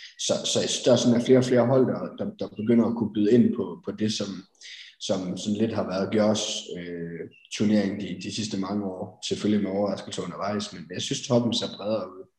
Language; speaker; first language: Danish; native; Danish